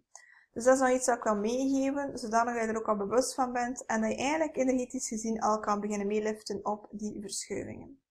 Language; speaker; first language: Dutch; native; Dutch